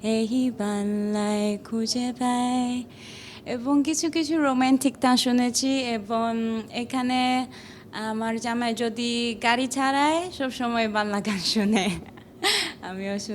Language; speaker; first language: Bangla; non-native, learner; Chinese